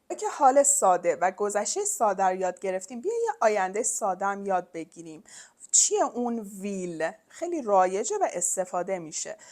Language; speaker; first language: Persian; native; Persian